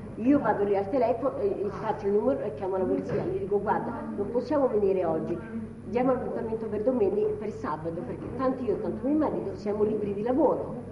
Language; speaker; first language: Italian; native; Italian